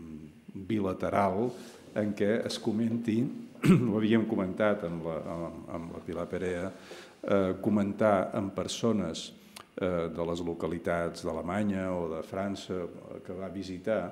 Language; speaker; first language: Catalan; native; Catalan